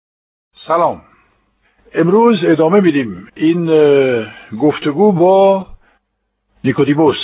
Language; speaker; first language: Persian; non-native, fluent; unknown